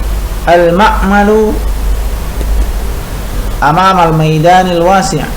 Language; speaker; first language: Arabic; non-native, fluent; Indonesian